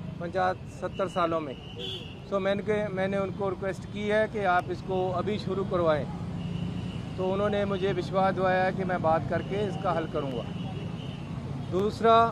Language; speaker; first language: Hindi; non-native, local second language; Punjabi